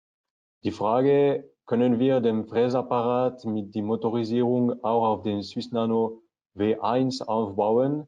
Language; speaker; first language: German; non-native, learner; French